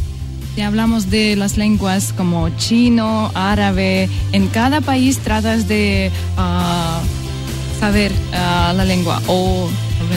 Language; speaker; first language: Spanish; non-native, learner; Russian